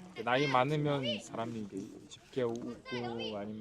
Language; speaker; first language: Korean; non-native, fluent; Mongolian